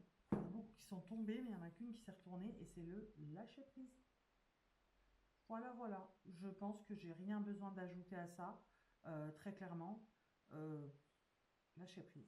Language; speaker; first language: French; native; French